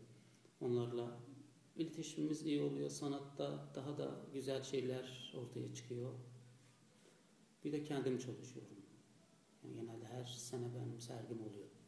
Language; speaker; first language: Turkish; non-native, fluent; Azerbaijani